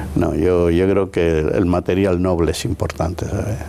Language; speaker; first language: Spanish; native; Spanish